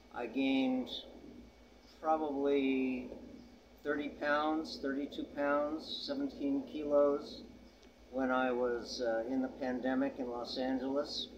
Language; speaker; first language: English; native; English